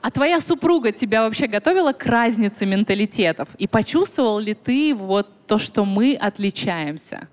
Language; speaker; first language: Russian; native; Russian